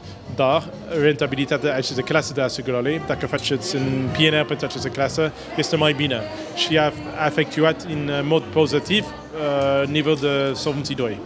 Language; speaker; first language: Romanian; non-native, learner; English